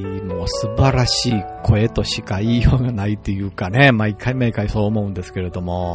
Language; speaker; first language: Japanese; native; Japanese